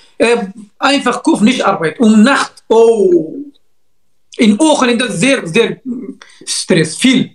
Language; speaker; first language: German; non-native, learner; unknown